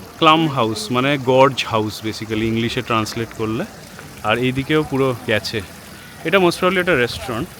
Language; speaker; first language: Bangla; native; Bangla